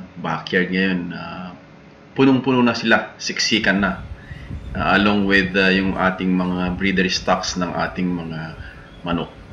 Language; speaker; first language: Filipino; non-native, local second language; Iloko